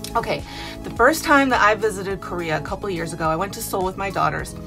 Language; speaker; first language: English; native; English